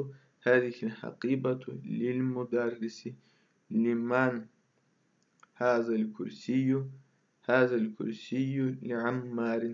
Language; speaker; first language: Arabic; non-native, fluent; Russian